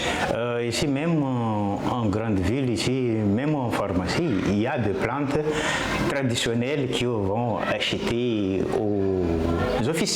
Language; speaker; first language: French; non-native, local second language; Malagasy